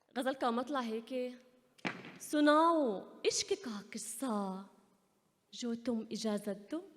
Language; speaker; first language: Urdu; non-native, fluent; Arabic